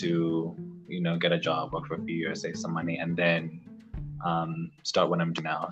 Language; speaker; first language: English; non-native, local second language; Ganda